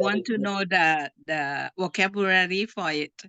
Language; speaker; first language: English; non-native, learner; Thai